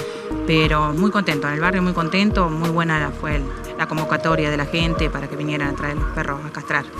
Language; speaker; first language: Spanish; native; Spanish